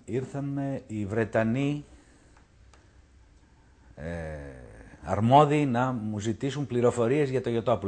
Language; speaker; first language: Greek; native; Greek